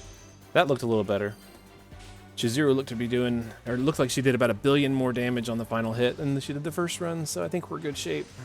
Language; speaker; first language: English; native; English